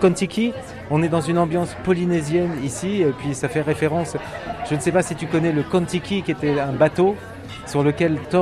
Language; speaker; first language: French; native; French